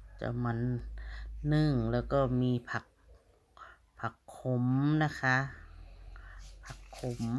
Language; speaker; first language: Thai; non-native, local second language; Lao